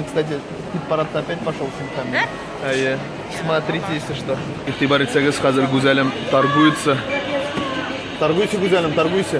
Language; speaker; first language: Russian; non-native, local second language; Tatar